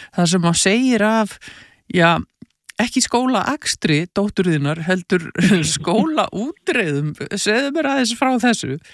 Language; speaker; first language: Icelandic; native; Icelandic